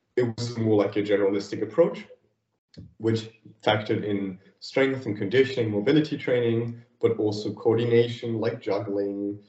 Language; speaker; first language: English; non-native, fluent; German